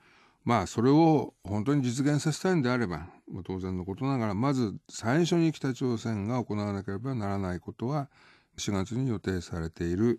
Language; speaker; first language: Japanese; native; Japanese